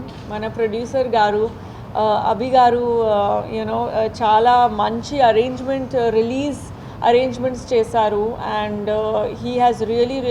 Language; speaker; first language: Telugu; non-native, fluent; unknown